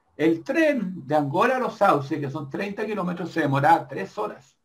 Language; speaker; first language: Spanish; native; Spanish